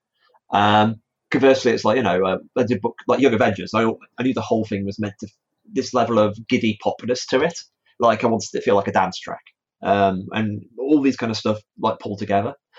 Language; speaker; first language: English; native; English